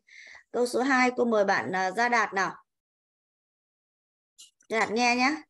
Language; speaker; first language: Vietnamese; native; Vietnamese